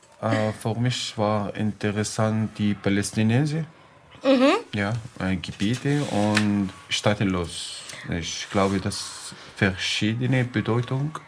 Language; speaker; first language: German; non-native, learner; Arabic